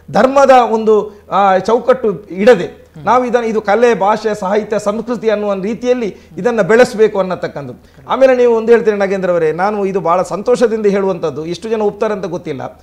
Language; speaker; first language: Kannada; non-native, local second language; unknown